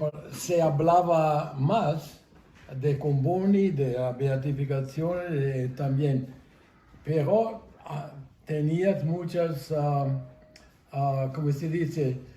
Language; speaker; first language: Spanish; non-native, fluent; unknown